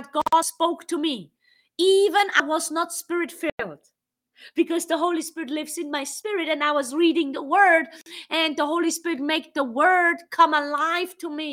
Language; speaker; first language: English; non-native, fluent; Swiss German